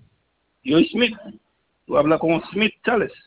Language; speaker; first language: Spanish; non-native, learner; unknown